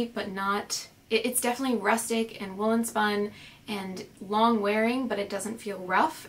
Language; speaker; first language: English; native; English